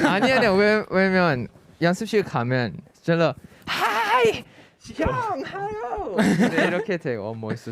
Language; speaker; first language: Korean; non-native, fluent; Thai